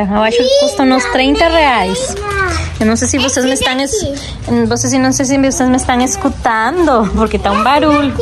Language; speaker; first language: Portuguese; non-native, fluent; Spanish